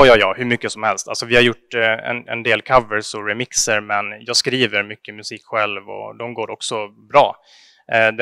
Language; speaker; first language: Swedish; native; Swedish